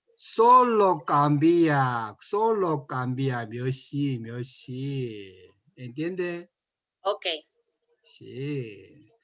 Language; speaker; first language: Spanish; non-native, learner; Korean